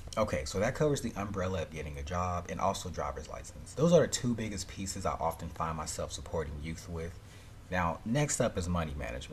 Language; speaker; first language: English; native; English